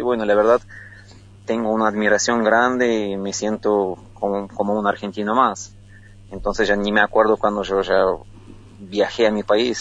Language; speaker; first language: Spanish; non-native, fluent; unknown